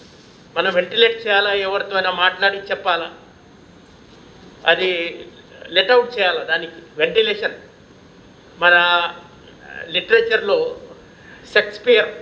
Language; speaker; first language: Telugu; non-native, local second language; Hindi